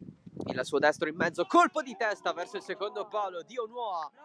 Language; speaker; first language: Italian; native; Italian